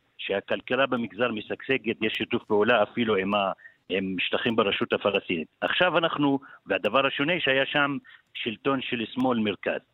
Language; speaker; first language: Hebrew; non-native, local second language; Arabic